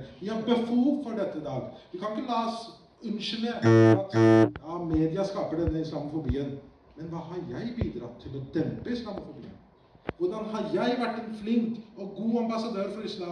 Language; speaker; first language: Norwegian; early bilingual, other home language; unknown